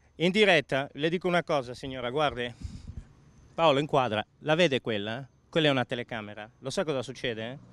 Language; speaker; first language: Italian; native; Italian